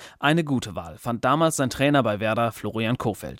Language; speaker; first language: German; native; German